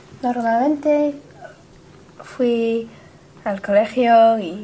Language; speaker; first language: Spanish; non-native, learner; English